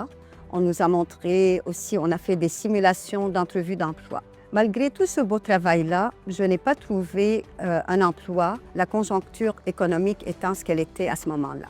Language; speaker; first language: French; non-native, local second language; Arabic